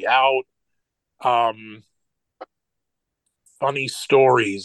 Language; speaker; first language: English; native; English